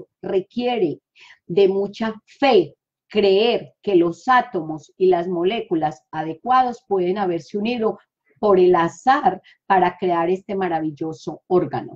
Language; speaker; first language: Spanish; native; Spanish